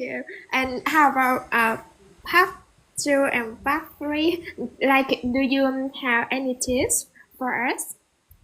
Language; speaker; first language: English; non-native, learner; Vietnamese